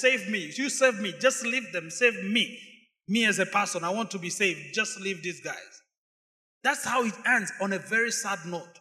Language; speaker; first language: English; non-native, fluent; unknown